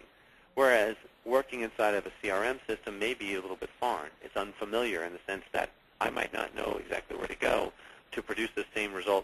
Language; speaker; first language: English; native; English